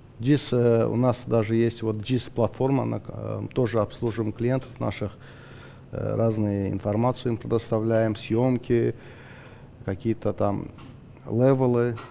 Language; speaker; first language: Russian; non-native, local second language; Azerbaijani